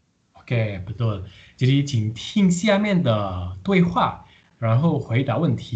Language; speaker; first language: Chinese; non-native, fluent; Indonesian